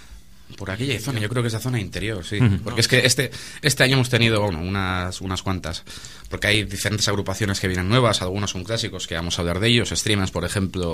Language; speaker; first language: Spanish; native; Spanish